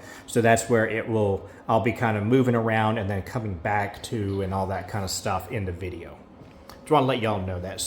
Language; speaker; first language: English; native; English